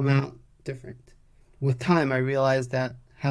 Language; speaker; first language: English; non-native, fluent; Hebrew